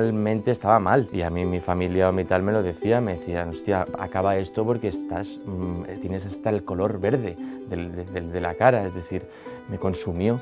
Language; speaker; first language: Spanish; native; Spanish